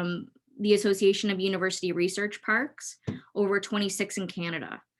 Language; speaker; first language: English; native; English